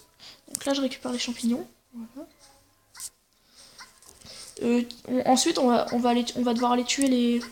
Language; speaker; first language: French; native; French